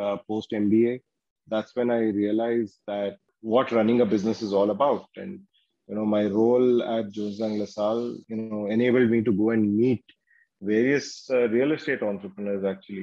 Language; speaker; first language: English; non-native, local second language; Kannada